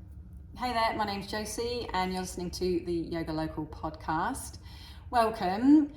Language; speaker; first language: English; native; English